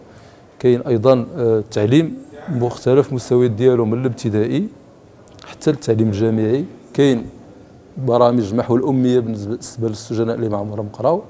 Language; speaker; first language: Arabic; native; Arabic